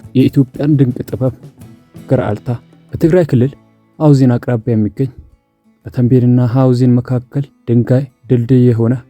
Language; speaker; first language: Amharic; native; Amharic